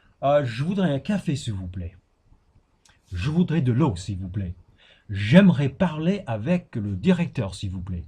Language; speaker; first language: French; non-native, fluent; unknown